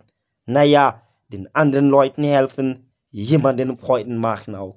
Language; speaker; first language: German; non-native, learner; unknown